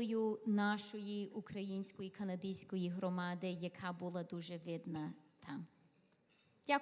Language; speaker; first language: Ukrainian; early bilingual, heritage; Ukrainian